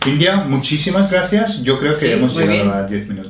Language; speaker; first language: Spanish; non-native, fluent; English